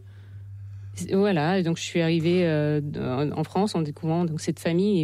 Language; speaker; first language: French; non-native, fluent; Ukrainian